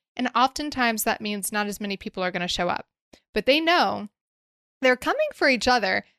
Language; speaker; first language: English; native; English